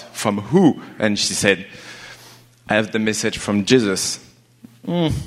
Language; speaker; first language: English; non-native, learner; French